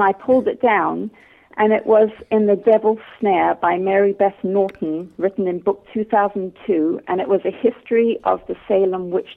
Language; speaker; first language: English; native; English